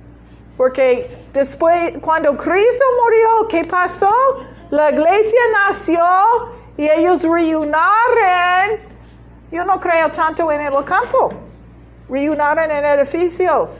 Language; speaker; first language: Spanish; non-native, learner; English